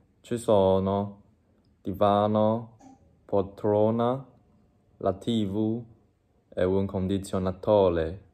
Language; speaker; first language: Italian; non-native, learner; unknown